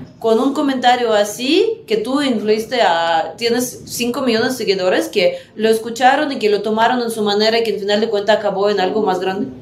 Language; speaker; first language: Spanish; non-native, fluent; Russian